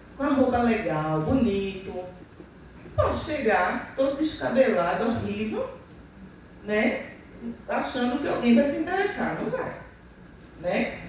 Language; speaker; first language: Portuguese; native; Portuguese